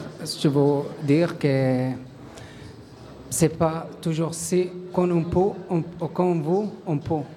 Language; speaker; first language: French; non-native, learner; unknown